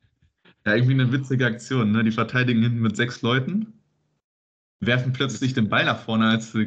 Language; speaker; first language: German; native; German